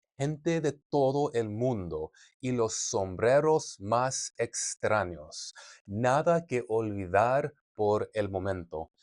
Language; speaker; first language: Spanish; non-native, learner; English